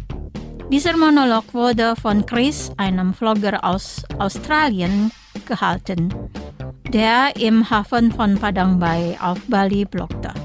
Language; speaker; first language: German; non-native, fluent; Indonesian